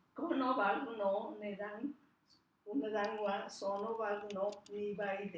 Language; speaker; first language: Japanese; non-native, learner; Spanish